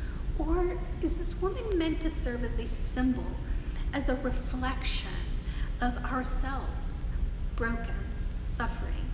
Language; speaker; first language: English; native; English